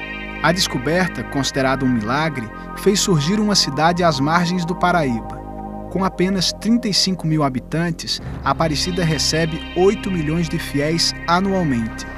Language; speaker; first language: Portuguese; native; Portuguese